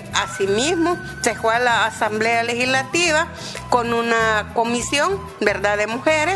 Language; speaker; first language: Spanish; native; Spanish